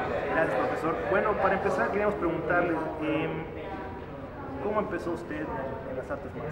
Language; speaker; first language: Spanish; native; Spanish